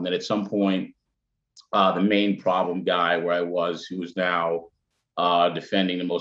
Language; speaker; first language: English; native; English